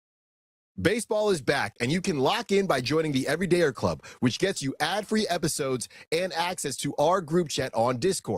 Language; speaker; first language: English; native; English